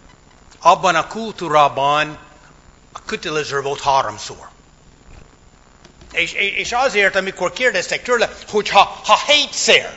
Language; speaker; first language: Hungarian; non-native, fluent; English